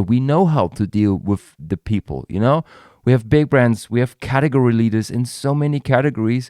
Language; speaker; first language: English; non-native, fluent; German